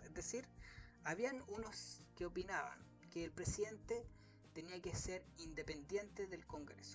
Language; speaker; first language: Spanish; native; Spanish